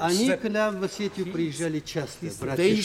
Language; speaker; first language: Russian; native; Russian